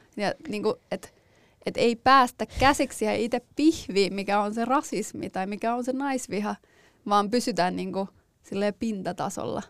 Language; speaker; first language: Finnish; native; Finnish